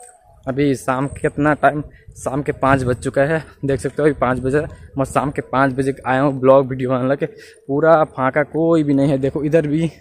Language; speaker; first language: Hindi; non-native, local second language; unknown